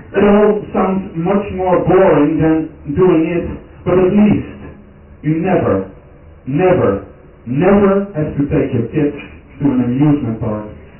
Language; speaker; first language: English; non-native, fluent; Dutch